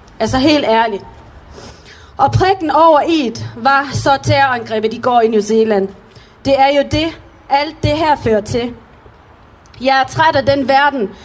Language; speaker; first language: Danish; early bilingual, other home language; Arabic